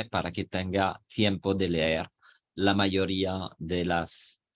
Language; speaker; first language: Spanish; non-native, fluent; French